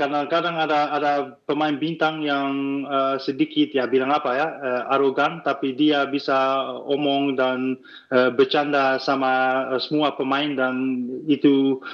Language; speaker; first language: Indonesian; non-native, fluent; Dutch